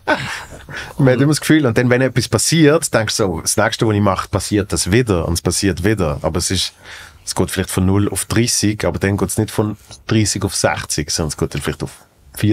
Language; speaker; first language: German; native; German